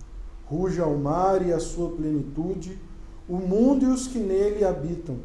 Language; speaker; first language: Portuguese; native; Portuguese